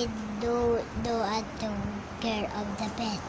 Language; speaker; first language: English; non-native, learner; Filipino